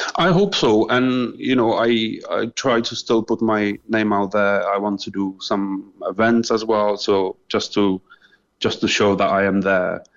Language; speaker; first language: English; non-native, fluent; Czech